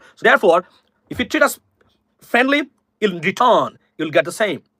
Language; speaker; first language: English; non-native, local second language; Bangla